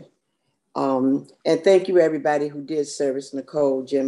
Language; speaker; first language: English; native; English